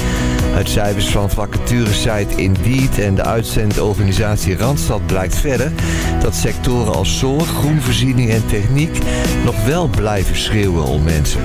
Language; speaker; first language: Dutch; native; Dutch